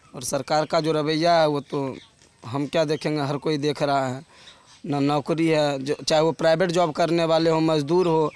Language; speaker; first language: Hindi; native; Hindi